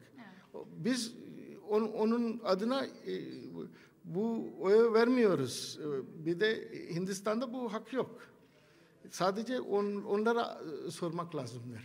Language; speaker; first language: Turkish; non-native, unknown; Urdu